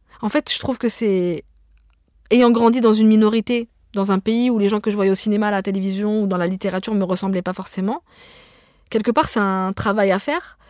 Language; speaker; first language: French; early bilingual, other home language; Arabic